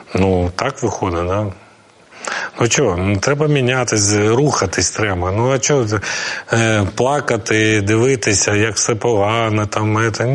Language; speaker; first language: Ukrainian; non-native, local second language; Russian